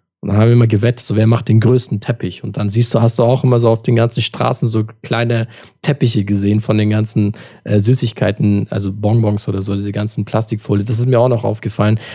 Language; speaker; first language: German; early bilingual, other home language; Turkish